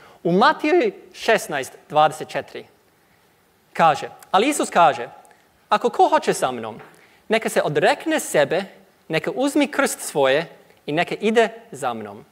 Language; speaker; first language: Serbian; non-native, learner; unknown